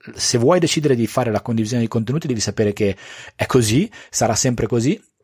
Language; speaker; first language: Italian; native; Italian